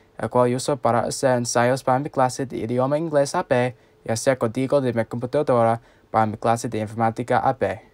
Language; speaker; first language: Spanish; non-native, learner; English